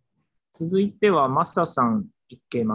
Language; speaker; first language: Japanese; native; Japanese